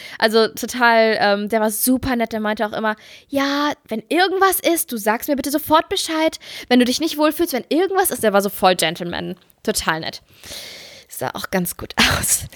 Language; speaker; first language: German; native; German